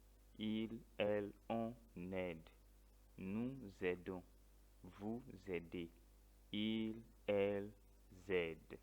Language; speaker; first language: French; non-native, fluent; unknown